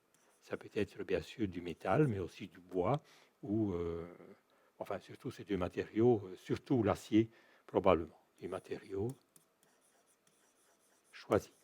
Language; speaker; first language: French; native; French